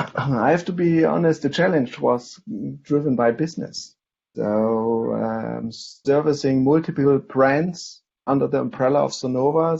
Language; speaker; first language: English; non-native, fluent; German